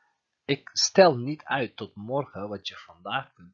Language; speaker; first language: Dutch; non-native, fluent; Turkish